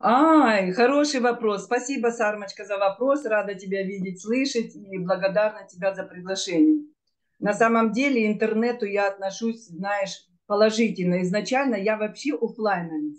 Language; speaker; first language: Russian; native; Russian